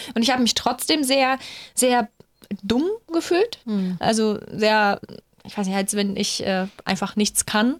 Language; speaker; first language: German; non-native, fluent; Bulgarian